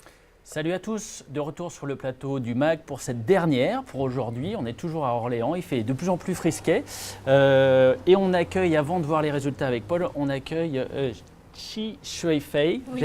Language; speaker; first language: French; native; French